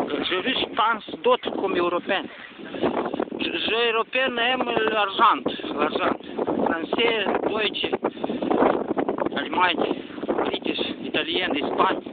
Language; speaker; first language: French; non-native, learner; Romanian